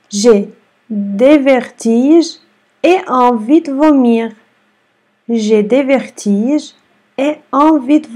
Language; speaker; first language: French; non-native, fluent; Arabic